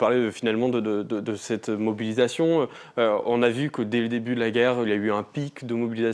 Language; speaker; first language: French; native; French